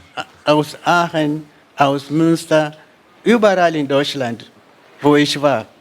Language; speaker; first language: German; non-native, learner; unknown